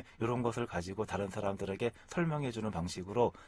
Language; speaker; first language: Korean; native; Korean